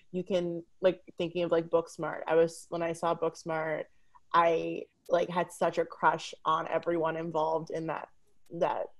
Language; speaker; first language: English; native; English